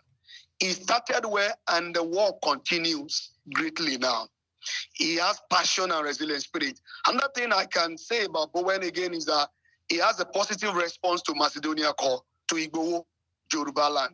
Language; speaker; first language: English; non-native, local second language; Yoruba